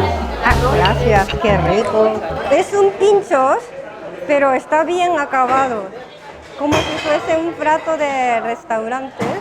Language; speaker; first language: Spanish; non-native, fluent; Japanese